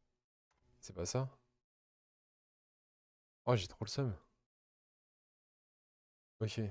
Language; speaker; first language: French; native; French